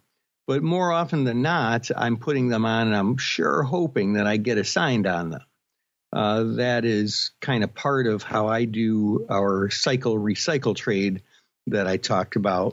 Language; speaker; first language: English; native; English